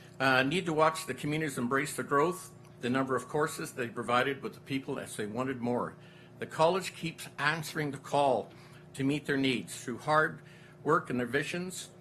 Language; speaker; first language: English; native; English